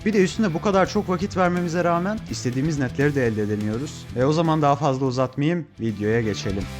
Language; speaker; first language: Turkish; native; Turkish